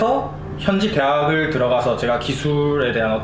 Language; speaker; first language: Korean; native; Korean